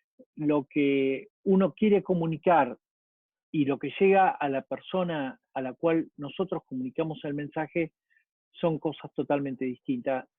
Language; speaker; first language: Spanish; native; Spanish